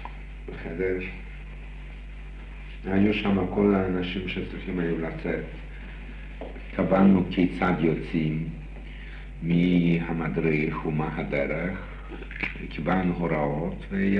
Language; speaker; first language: Hebrew; non-native, fluent; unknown